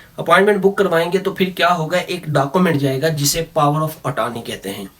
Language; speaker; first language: Urdu; non-native, local second language; Punjabi